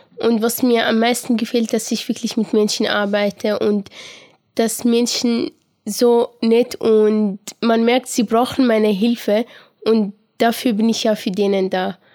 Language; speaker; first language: German; non-native, fluent; Arabic